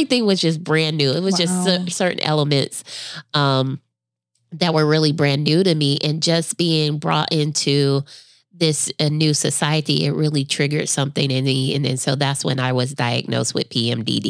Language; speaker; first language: English; native; English